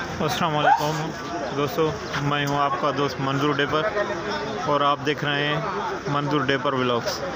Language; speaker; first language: Urdu; non-native, local second language; Sindhi